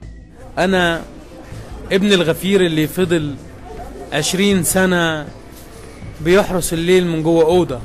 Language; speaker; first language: Arabic; native; Arabic